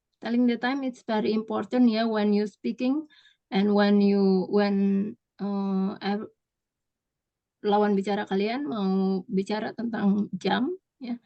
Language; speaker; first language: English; non-native, fluent; Indonesian